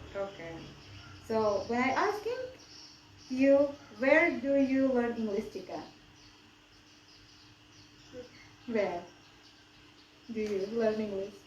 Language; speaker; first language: English; non-native, learner; Indonesian